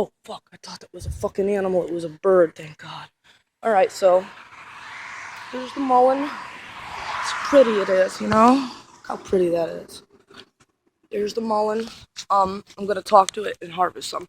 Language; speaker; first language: English; native; English